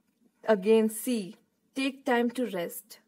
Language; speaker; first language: Hindi; native; Hindi